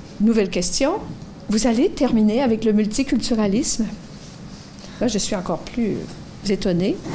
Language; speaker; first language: French; native; French